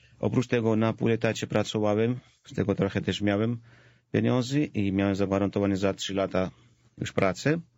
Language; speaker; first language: Polish; non-native, fluent; Georgian